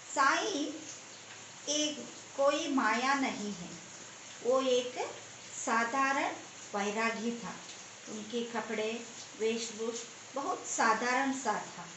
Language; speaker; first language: Hindi; non-native, local second language; Kannada